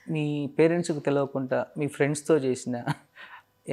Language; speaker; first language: Telugu; native; Telugu